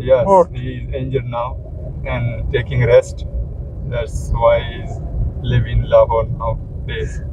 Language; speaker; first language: English; non-native, learner; Pashto